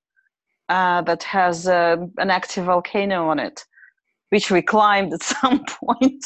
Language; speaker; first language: English; non-native, fluent; Russian